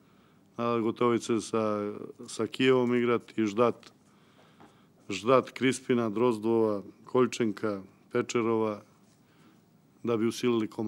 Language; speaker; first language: Russian; non-native, local second language; Ukrainian